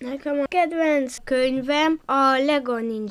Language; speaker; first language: Hungarian; non-native, local second language; Romanian